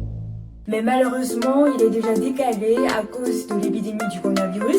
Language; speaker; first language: French; non-native, fluent; Chinese